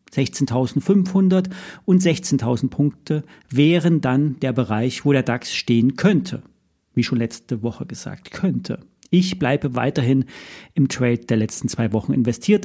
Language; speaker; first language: German; native; German